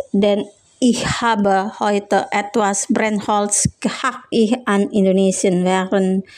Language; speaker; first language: German; non-native, fluent; Indonesian